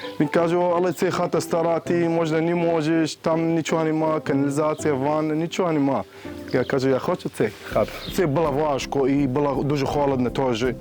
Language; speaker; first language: Ukrainian; non-native, learner; Arabic